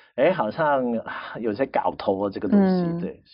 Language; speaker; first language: Chinese; non-native, local second language; Cantonese